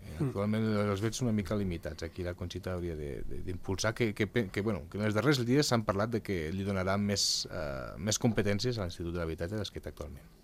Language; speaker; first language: Catalan; early bilingual, other home language; Spanish